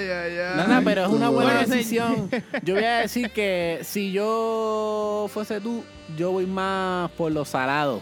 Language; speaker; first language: Spanish; native; Spanish